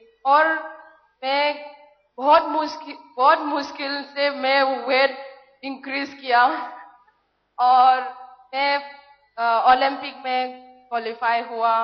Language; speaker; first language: Hindi; non-native, local second language; Manipuri